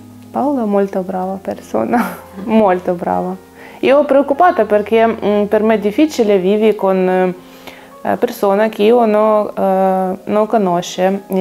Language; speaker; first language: Italian; non-native, learner; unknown